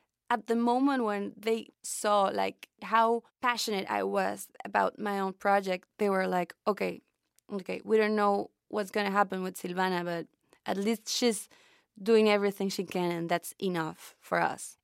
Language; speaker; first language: English; non-native, fluent; Spanish